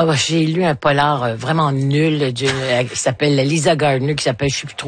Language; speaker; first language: French; native; French